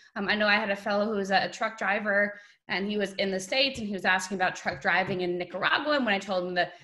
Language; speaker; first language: English; native; English